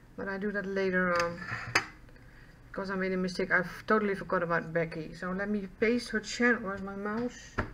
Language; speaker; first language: English; non-native, fluent; Dutch